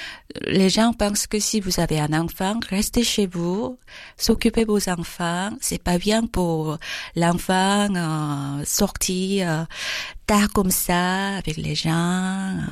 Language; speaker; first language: French; non-native, fluent; Korean